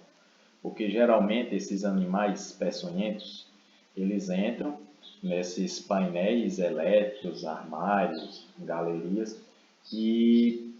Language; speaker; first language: Portuguese; native; Portuguese